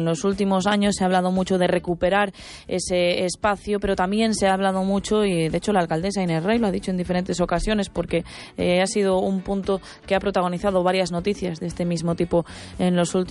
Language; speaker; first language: Spanish; native; Spanish